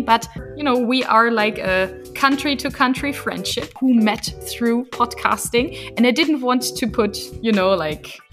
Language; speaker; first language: English; non-native, fluent; German